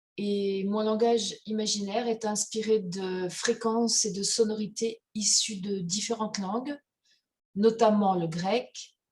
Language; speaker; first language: French; native; French